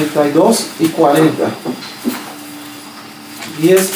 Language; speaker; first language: Spanish; non-native, learner; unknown